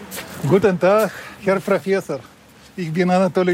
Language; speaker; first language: German; non-native, learner; Russian